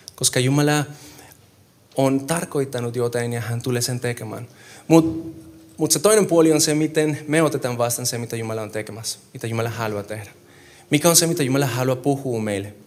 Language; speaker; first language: Finnish; non-native, fluent; Spanish